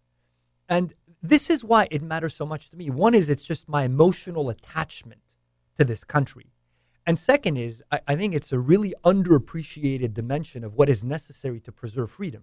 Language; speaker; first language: English; native; English